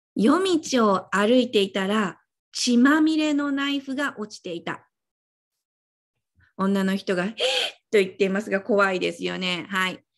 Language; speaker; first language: Japanese; native; Japanese